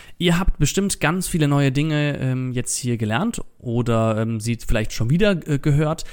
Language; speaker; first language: German; non-native, learner; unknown